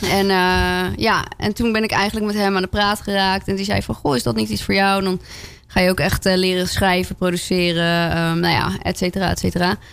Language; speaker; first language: Dutch; early bilingual, other home language; French